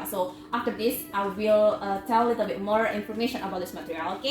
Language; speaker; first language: English; non-native, fluent; Indonesian